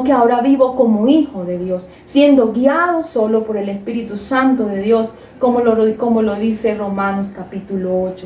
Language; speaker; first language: Spanish; native; Spanish